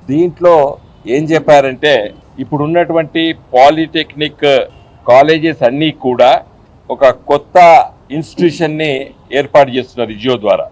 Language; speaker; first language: Telugu; native; Telugu